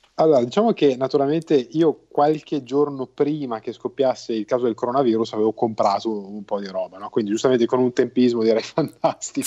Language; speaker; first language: Italian; native; Italian